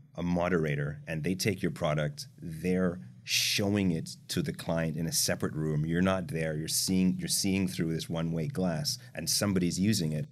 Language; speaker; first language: English; native; English